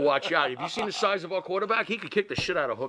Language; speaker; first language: English; native; English